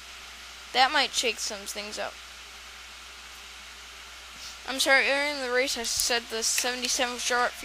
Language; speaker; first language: English; native; English